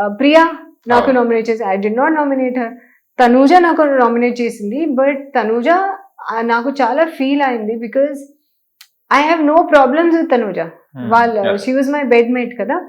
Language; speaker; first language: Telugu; non-native, learner; Hindi